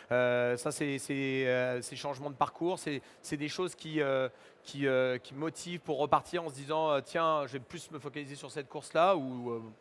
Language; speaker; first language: French; native; French